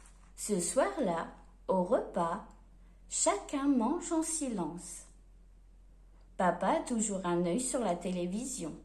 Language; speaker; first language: French; native; French